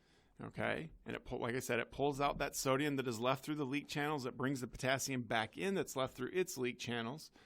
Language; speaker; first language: English; native; English